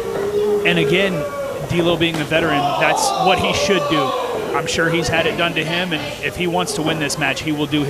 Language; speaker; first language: English; native; English